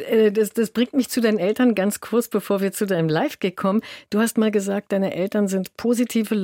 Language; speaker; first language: German; native; German